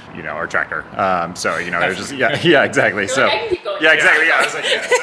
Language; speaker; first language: English; native; English